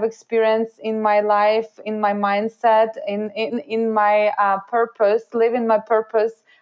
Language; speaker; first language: English; non-native, fluent; Ukrainian